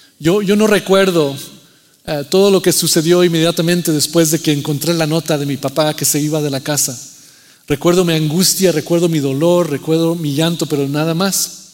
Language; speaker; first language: Spanish; early bilingual, heritage; Spanish